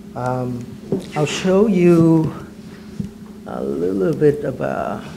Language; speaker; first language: English; early bilingual, other home language; Vietnamese